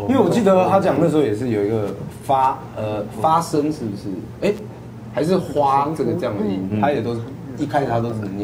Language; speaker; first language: Chinese; native; Chinese